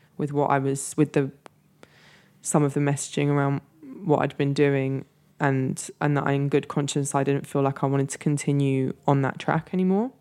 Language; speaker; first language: English; native; English